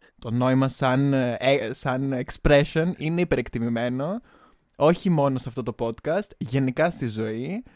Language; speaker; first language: Greek; native; Greek